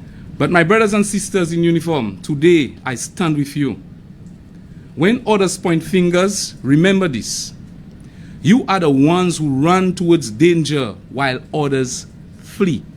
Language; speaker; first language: English; non-native, local second language; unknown